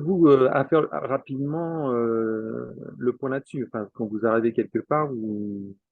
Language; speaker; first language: French; native; French